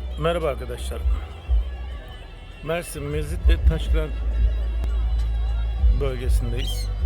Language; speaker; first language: Turkish; native; Turkish